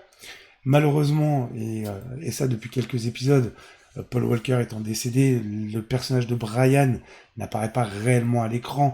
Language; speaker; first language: French; native; French